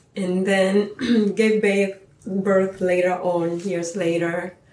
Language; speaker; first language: English; non-native, local second language; Swahili